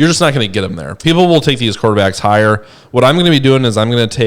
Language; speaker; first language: English; native; English